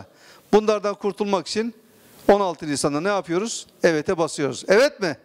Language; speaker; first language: Turkish; native; Turkish